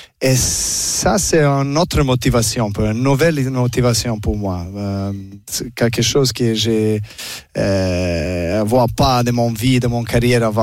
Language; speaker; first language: French; non-native, learner; Serbian